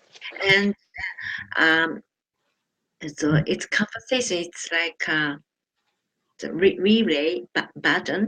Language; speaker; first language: English; non-native, learner; Japanese